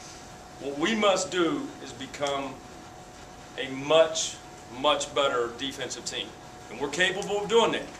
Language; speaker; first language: English; native; English